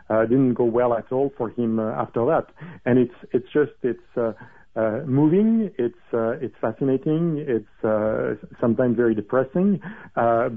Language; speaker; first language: English; non-native, fluent; French